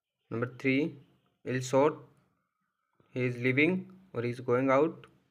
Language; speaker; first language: English; non-native, local second language; Hindi